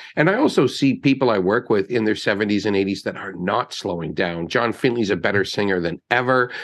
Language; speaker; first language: English; native; English